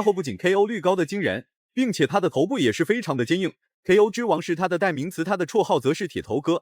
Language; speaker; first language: Chinese; native; Chinese